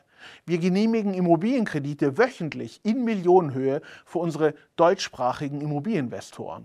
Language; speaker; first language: German; native; German